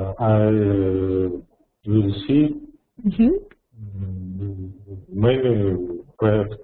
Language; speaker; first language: English; non-native, learner; Russian